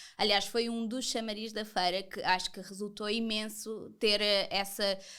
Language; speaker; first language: Portuguese; native; Portuguese